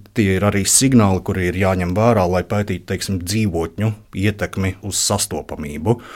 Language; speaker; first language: Latvian; native; Latvian